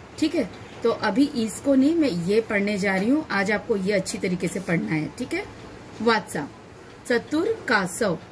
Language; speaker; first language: Urdu; native; Urdu